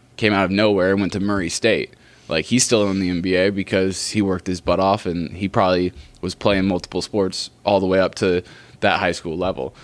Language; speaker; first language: English; native; English